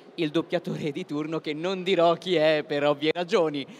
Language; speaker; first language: Italian; native; Italian